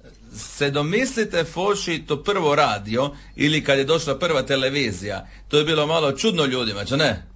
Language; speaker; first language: Serbian; native; Serbian